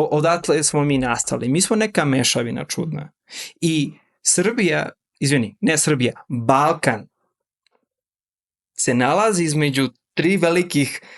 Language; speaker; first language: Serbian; early bilingual, heritage; Serbian